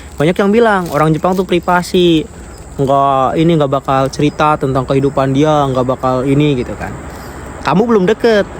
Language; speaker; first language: Indonesian; native; Indonesian